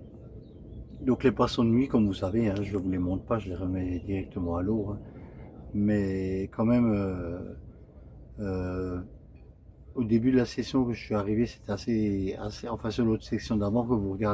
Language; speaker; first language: French; native; French